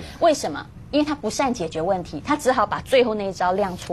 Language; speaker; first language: Chinese; native; Chinese